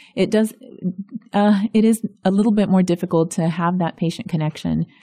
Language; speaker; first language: English; early bilingual, other home language; Spanish